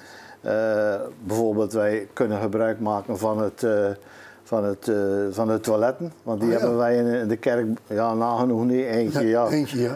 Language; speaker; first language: Dutch; native; Dutch